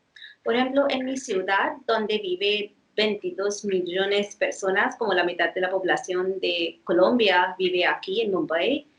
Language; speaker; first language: Spanish; non-native, fluent; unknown